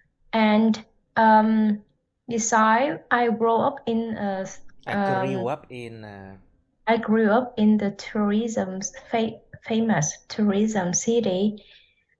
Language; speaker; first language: English; non-native, learner; Vietnamese